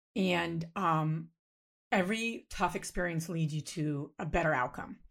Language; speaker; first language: English; native; English